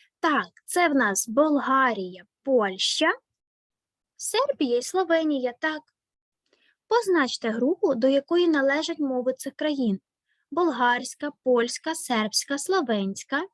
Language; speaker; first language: Ukrainian; native; Ukrainian